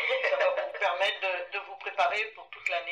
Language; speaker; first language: French; native; French